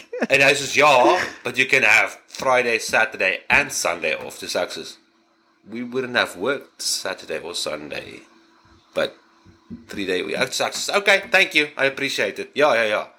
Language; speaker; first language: English; non-native, fluent; Afrikaans